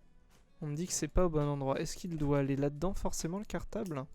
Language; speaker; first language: French; native; French